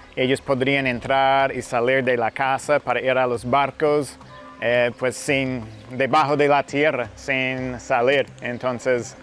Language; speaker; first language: Spanish; non-native, fluent; English